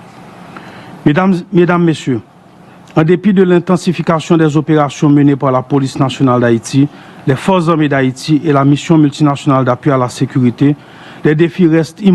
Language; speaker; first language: French; non-native, local second language; Haitian Creole